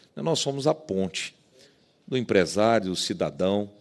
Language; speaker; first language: Portuguese; native; Portuguese